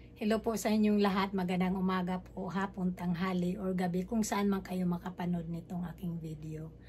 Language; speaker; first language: Filipino; non-native, local second language; Cebuano